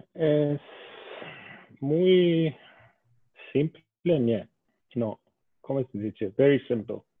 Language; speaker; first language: Spanish; non-native, fluent; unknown